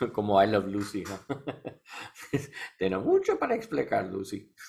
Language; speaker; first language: Spanish; non-native, learner; English